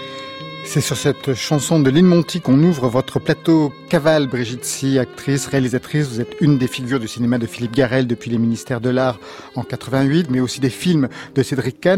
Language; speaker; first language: French; native; French